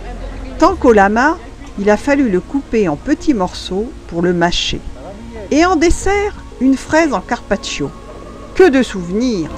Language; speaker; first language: French; native; French